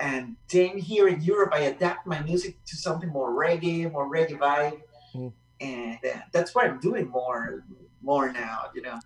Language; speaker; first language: English; non-native, fluent; Spanish